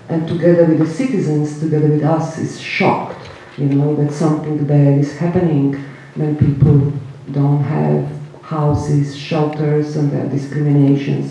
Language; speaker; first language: English; non-native, fluent; Croatian